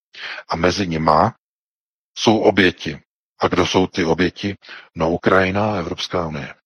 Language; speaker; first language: Czech; native; Czech